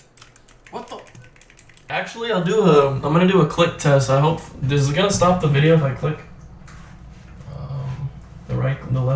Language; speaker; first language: English; native; English